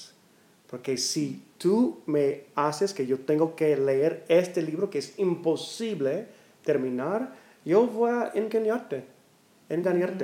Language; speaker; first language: Spanish; non-native, learner; English